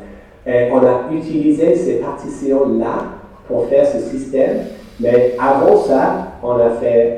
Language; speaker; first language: French; non-native, fluent; English